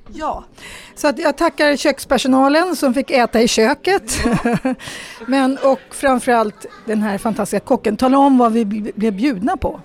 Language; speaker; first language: Swedish; native; Swedish